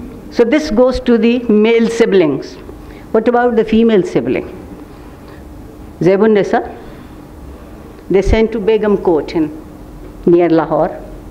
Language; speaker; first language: English; non-native, local second language; Urdu